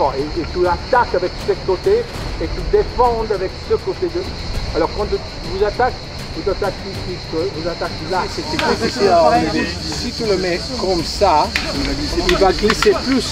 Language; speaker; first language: French; non-native, fluent; English